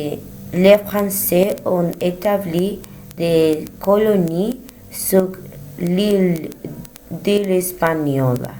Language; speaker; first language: French; non-native, learner; Spanish